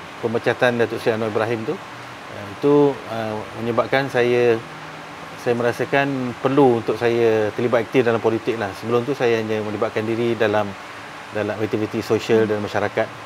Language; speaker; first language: Malay; native; Malay